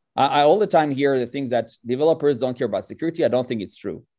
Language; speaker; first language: English; non-native, fluent; French